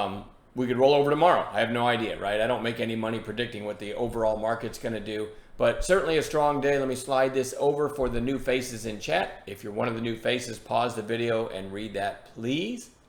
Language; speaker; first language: English; native; English